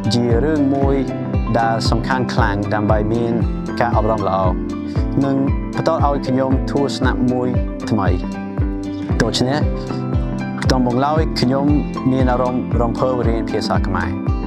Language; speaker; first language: Khmer; non-native, learner; English